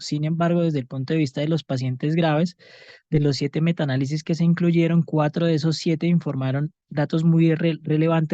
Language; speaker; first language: Spanish; native; Spanish